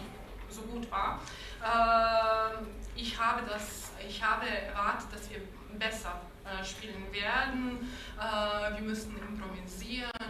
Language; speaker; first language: German; non-native, local second language; Bosnian